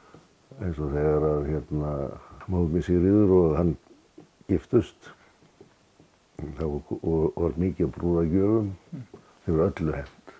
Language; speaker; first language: Icelandic; native; Icelandic